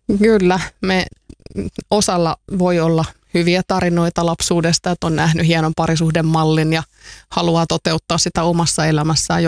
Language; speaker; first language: Finnish; native; Finnish